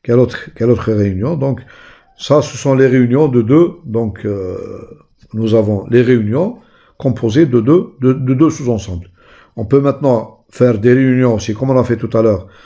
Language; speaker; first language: French; non-native, local second language; Arabic